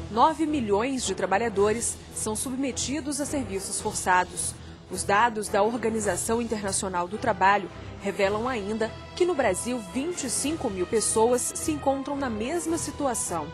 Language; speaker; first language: Portuguese; native; Portuguese